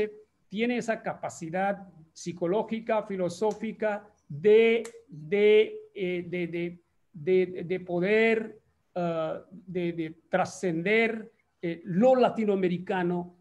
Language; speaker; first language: Spanish; non-native, fluent; Bangla